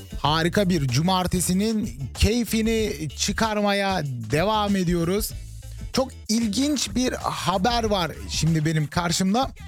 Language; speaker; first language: Turkish; early bilingual, heritage; Turkish